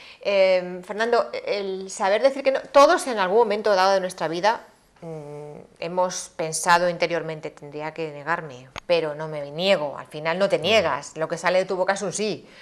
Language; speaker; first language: Spanish; native; Spanish